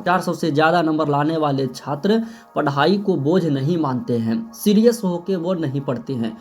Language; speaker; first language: Hindi; native; Hindi